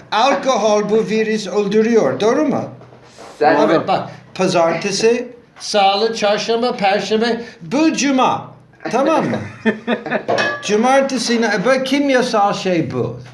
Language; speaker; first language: Turkish; non-native, fluent; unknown